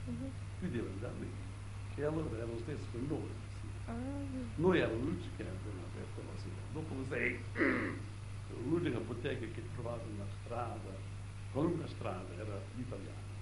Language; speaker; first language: Italian; early bilingual, heritage; Italian